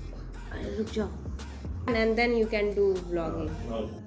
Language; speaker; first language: Hindi; native; Hindi